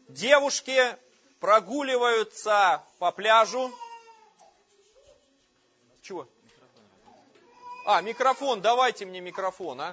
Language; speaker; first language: Russian; native; Russian